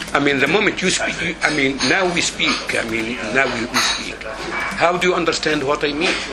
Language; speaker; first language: English; non-native, fluent; Arabic